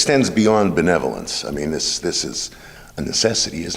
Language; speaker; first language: English; native; English